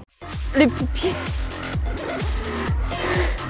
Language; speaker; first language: French; native; French